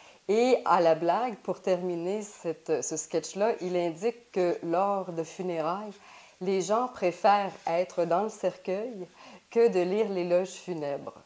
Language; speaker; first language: French; native; French